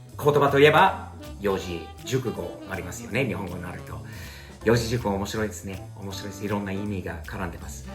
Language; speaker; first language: Japanese; non-native, fluent; English